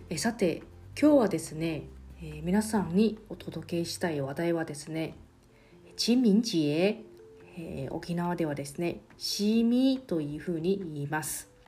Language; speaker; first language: Japanese; non-native, fluent; Chinese